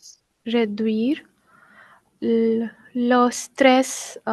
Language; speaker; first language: French; non-native, learner; Hindi